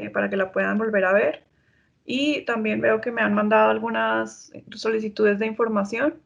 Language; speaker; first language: Spanish; native; Spanish